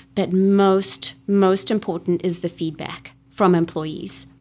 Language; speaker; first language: English; native; English